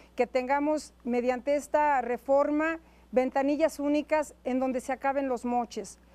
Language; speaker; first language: Spanish; native; Spanish